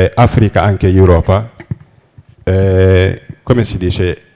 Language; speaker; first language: Italian; non-native, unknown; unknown